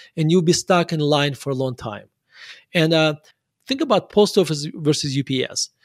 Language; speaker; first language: English; non-native, fluent; Russian